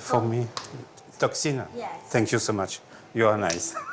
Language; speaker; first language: English; non-native, learner; French